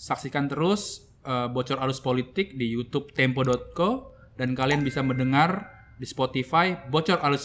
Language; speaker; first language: Indonesian; native; Indonesian